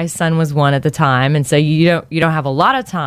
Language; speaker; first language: English; native; English